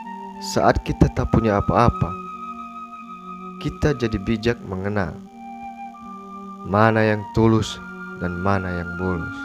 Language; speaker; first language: Indonesian; native; Indonesian